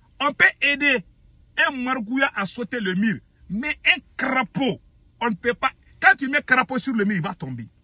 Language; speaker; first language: French; non-native, local second language; Bambara